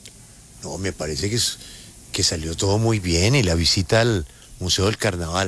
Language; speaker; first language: Spanish; native; Spanish